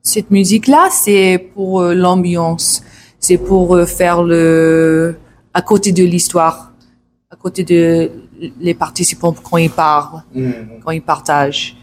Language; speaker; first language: French; non-native, learner; English